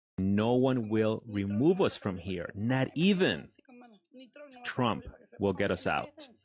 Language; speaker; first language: English; native; English